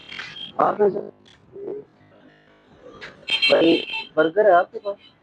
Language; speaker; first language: Hindi; non-native, local second language; Punjabi